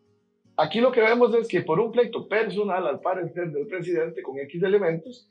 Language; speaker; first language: Spanish; native; Spanish